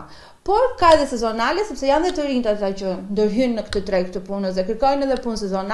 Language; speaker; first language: Albanian; native; Albanian